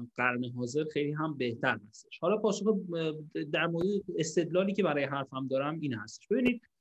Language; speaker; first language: Persian; native; Persian